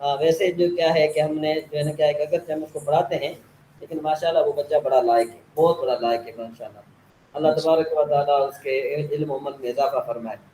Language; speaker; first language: Urdu; native; Urdu